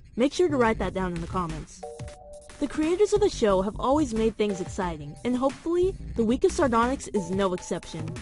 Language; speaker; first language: English; native; English